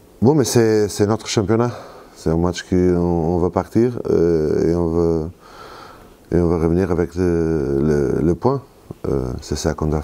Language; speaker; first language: French; non-native, fluent; Portuguese